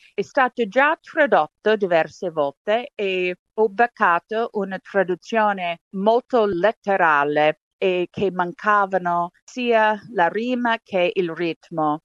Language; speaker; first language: Italian; non-native, fluent; English